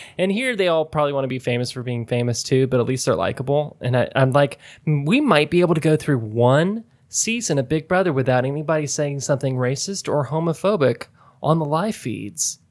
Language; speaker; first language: English; native; English